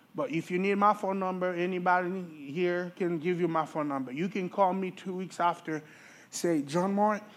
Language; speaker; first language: English; early bilingual, other home language; Haitian Creole